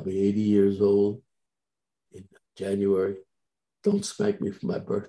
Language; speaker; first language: English; native; English